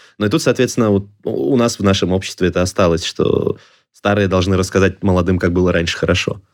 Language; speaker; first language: Russian; native; Russian